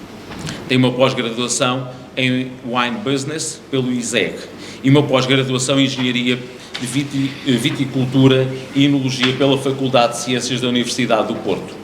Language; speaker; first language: Portuguese; native; Portuguese